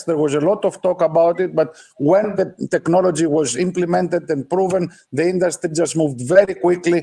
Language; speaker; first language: English; non-native, fluent; Greek